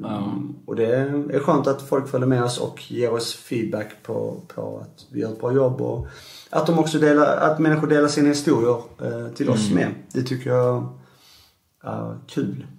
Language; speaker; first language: Swedish; native; Swedish